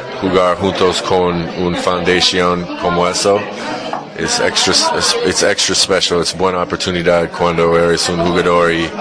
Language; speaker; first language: Spanish; non-native, learner; English